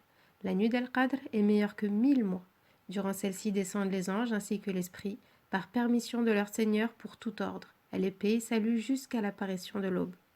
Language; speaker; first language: French; native; French